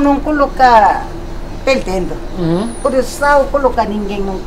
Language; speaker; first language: Portuguese; non-native, local second language; Korean